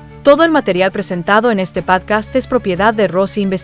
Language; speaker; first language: Spanish; native; Spanish